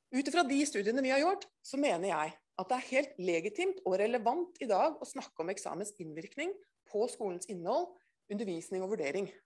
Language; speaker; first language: Norwegian; native; Norwegian